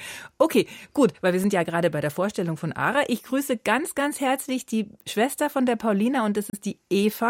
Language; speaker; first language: German; native; German